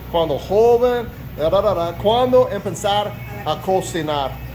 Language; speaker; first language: Spanish; non-native, learner; English